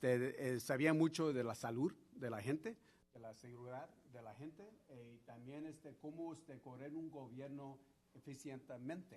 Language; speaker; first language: Spanish; early bilingual, heritage; Spanish